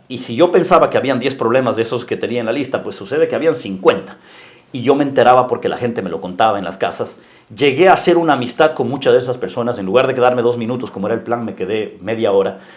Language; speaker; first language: Spanish; native; Spanish